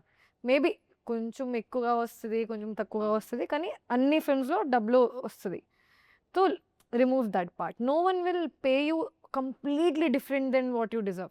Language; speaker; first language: Telugu; non-native, fluent; Hindi